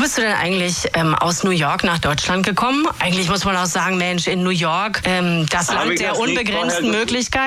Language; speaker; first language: German; native; German